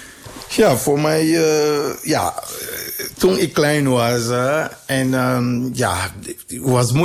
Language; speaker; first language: Dutch; non-native, learner; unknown